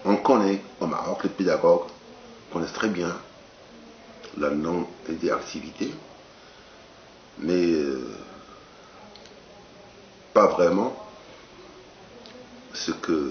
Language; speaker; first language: French; non-native, local second language; Arabic